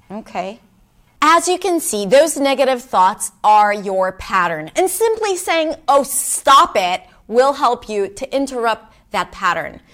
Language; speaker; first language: English; non-native, fluent; Hebrew